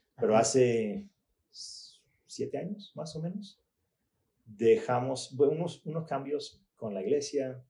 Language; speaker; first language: Spanish; early bilingual, other home language; English